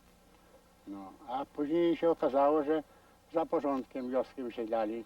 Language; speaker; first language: Polish; non-native, local second language; Rusyn